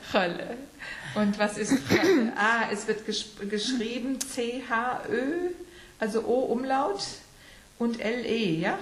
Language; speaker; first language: German; native; German